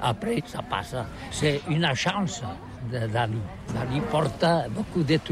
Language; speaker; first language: French; non-native, learner; Catalan